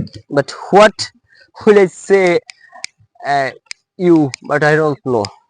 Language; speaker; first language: English; non-native, local second language; Bangla